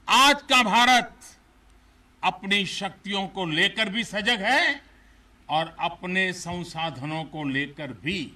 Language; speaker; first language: Hindi; non-native, local second language; Gujarati